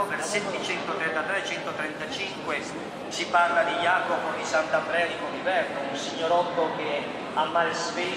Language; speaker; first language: Italian; native; Italian